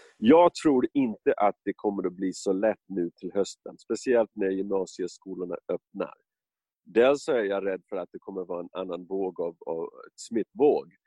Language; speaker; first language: Swedish; non-native, fluent; English